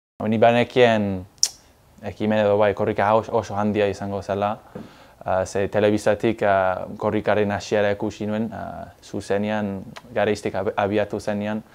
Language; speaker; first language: Basque; non-native, fluent; English